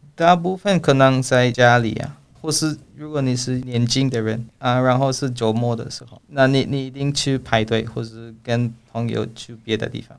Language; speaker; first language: Chinese; non-native, learner; Spanish